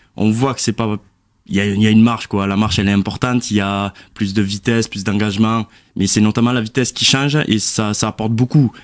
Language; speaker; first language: French; native; French